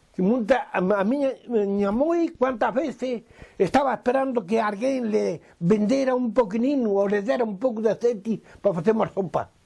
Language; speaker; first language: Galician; native; Galician